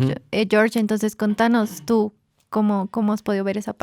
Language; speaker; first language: Spanish; native; Spanish